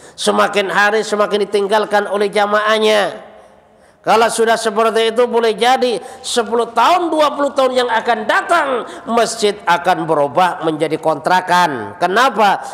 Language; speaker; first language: Indonesian; native; Indonesian